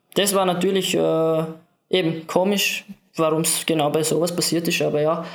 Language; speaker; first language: German; native; German